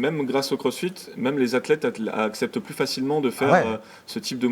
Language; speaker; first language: French; native; French